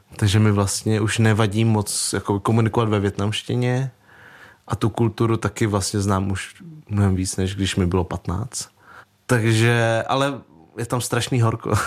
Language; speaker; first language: Czech; early bilingual, other home language; Vietnamese